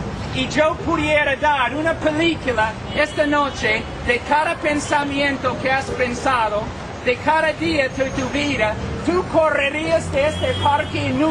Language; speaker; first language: Spanish; non-native, fluent; English